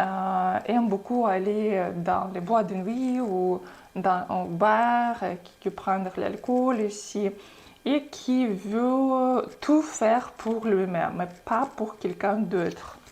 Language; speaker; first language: French; non-native, fluent; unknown